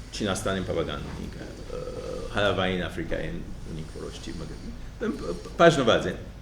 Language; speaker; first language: Armenian; early bilingual, heritage; Armenian